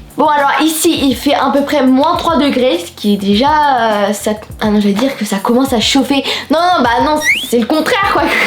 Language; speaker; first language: French; native; French